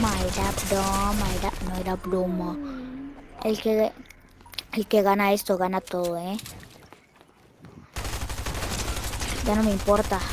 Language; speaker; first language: Spanish; native; Spanish